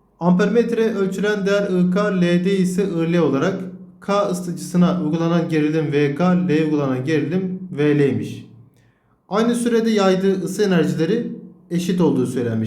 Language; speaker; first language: Turkish; native; Turkish